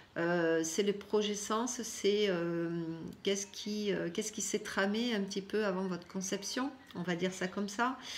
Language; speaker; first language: French; non-native, fluent; Persian